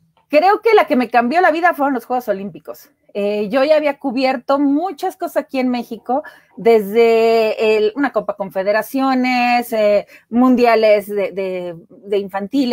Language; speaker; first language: Spanish; native; Spanish